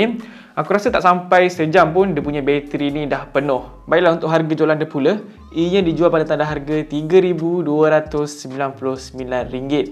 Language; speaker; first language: Malay; native; Malay